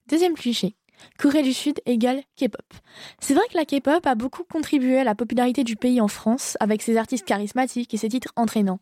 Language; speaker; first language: French; native; French